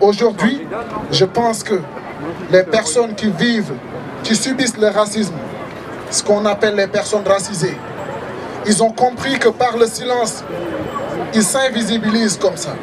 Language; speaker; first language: French; non-native, local second language; Wolof